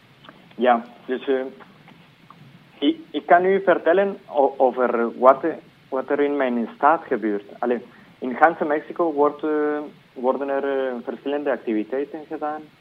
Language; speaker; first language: Dutch; non-native, fluent; Spanish